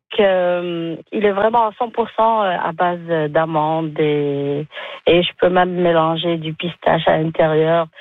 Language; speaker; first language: French; non-native, local second language; Arabic